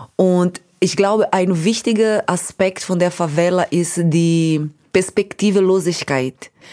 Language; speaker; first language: German; non-native, fluent; Portuguese